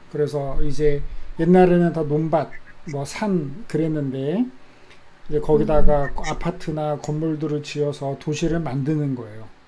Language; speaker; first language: Korean; native; Korean